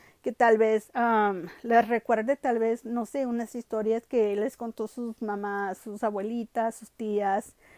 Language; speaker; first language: Spanish; early bilingual, heritage; Spanish